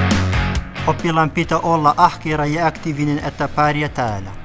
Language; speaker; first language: Finnish; non-native, local second language; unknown